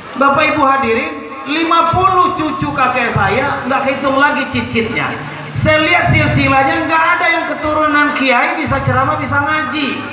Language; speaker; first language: Indonesian; non-native, local second language; Malay